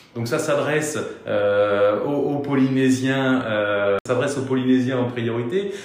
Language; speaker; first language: French; native; French